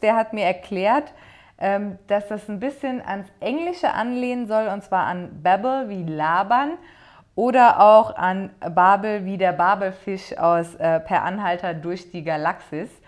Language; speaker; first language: German; native; German